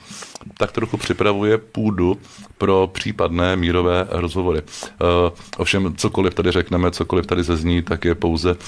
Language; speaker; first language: Czech; native; Czech